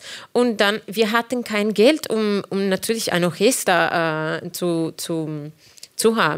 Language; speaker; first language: German; non-native, fluent; Spanish